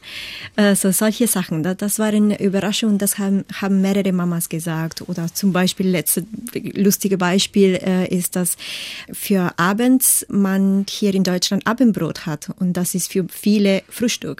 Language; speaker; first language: German; non-native, fluent; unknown